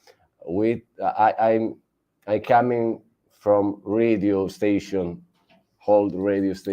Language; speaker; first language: English; non-native, learner; Italian